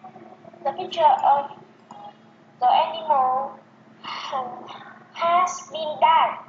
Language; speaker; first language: English; non-native, learner; Vietnamese